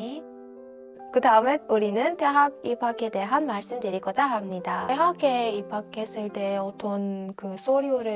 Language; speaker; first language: Korean; non-native, fluent; Persian